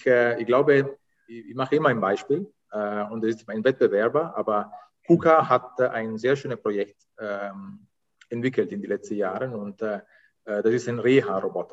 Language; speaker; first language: German; non-native, fluent; Italian